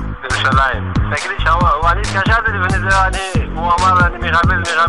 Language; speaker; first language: Hebrew; non-native, learner; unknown